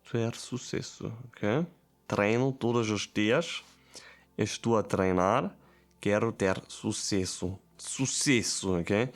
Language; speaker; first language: Portuguese; non-native, learner; German